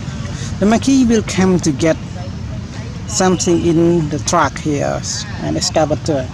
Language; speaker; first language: English; non-native, learner; Khmer